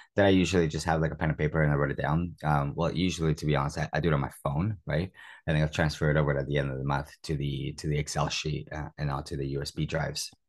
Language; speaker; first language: English; early bilingual, other home language; Spanish